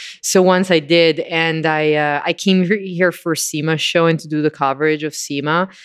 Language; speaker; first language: English; non-native, fluent; Italian